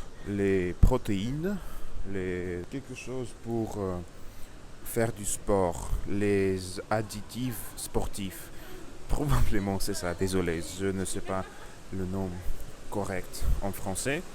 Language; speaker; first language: French; non-native, learner; Russian